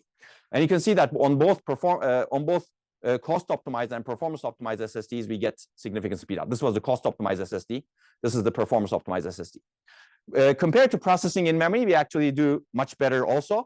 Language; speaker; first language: English; non-native, fluent; Turkish